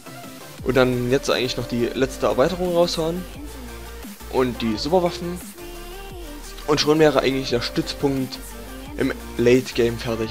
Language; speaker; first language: German; native; German